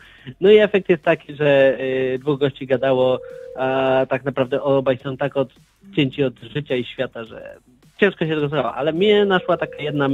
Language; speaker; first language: Polish; native; Polish